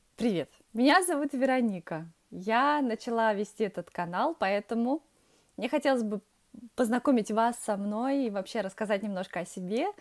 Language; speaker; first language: Russian; early bilingual, heritage; Russian